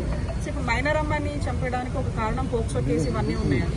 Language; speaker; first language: Telugu; native; Telugu